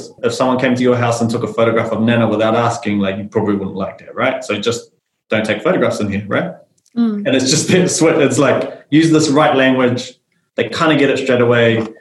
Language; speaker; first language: English; native; English